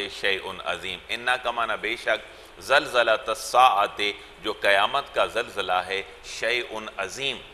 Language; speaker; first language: Urdu; non-native, local second language; Punjabi